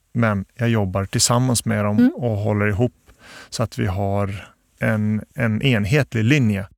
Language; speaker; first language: Swedish; early bilingual, other home language; Bosnian